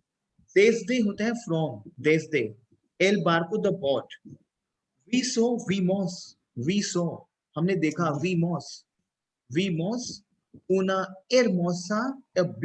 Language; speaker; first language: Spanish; non-native, fluent; Hindi